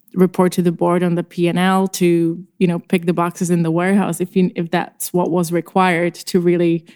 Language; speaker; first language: English; non-native, fluent; Czech